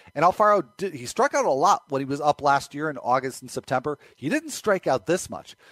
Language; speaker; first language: English; native; English